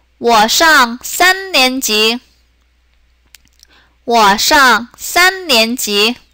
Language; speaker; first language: Chinese; non-native, fluent; Korean